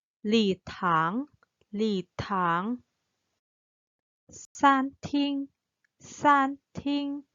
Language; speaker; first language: Chinese; non-native, learner; Thai